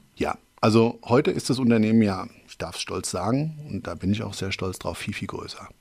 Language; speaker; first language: German; native; German